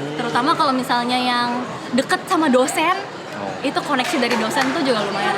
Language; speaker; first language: Indonesian; native; Indonesian